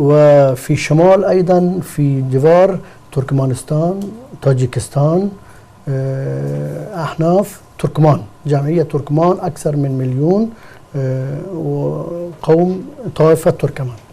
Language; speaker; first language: Arabic; non-native, fluent; Persian